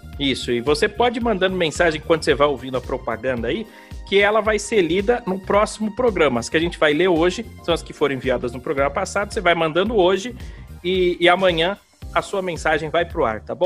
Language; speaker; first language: Portuguese; native; Portuguese